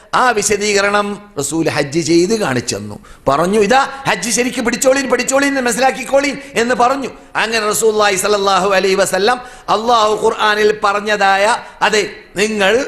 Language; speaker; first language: Malayalam; native; Malayalam